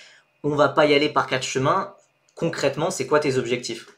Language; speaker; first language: French; native; French